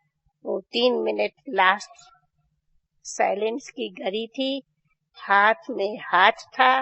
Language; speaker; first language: Hindi; non-native, local second language; Sindhi